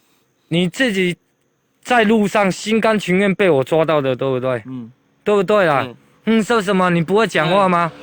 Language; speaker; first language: Chinese; native; Chinese